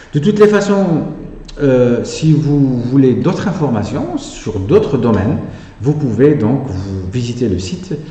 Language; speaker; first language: French; non-native, local second language; Arabic